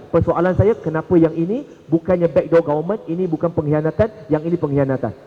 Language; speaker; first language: Malay; non-native, local second language; Chinese